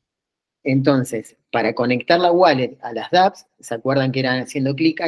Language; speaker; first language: Spanish; native; Spanish